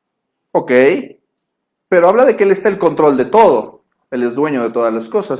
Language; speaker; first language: Spanish; native; Spanish